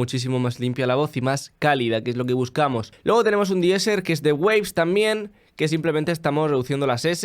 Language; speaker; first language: Spanish; native; Spanish